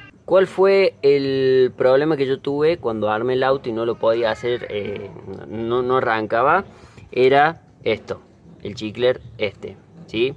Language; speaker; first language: Spanish; native; Spanish